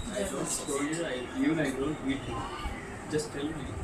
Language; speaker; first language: English; non-native, local second language; Telugu